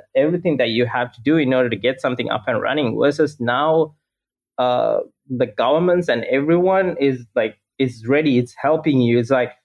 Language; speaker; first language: English; non-native, local second language; Sinhala